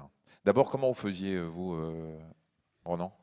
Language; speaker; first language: French; native; French